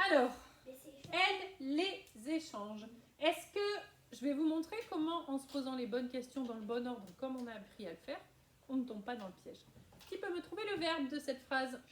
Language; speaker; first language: French; native; French